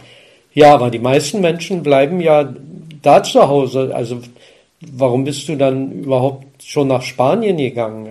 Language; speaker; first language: German; native; German